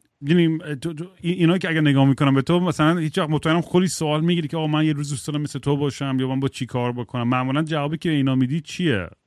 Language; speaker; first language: Persian; native; Persian